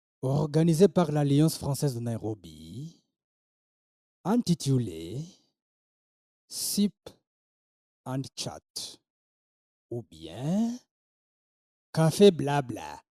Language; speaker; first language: French; non-native, learner; Swahili